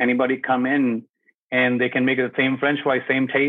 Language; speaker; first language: English; non-native, local second language; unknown